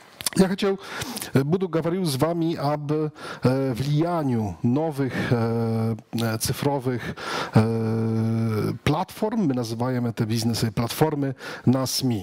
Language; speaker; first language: Russian; non-native, learner; Polish